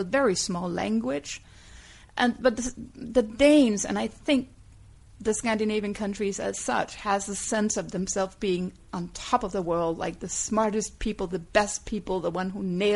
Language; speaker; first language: English; non-native, fluent; Danish